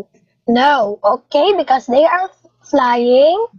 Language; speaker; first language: English; non-native, fluent; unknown